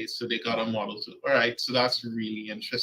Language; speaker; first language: English; native; English